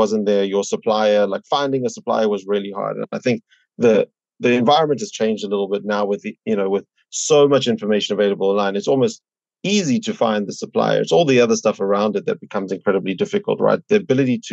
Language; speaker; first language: English; native; English